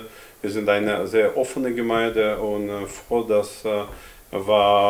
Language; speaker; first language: German; non-native, fluent; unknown